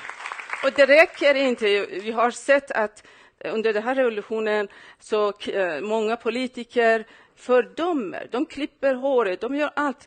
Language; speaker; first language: Swedish; non-native, fluent; Persian